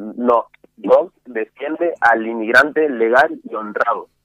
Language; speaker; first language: Spanish; non-native, fluent; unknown